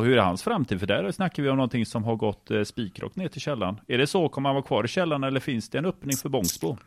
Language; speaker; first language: Swedish; native; Swedish